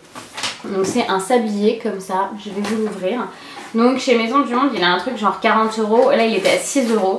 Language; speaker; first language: French; native; French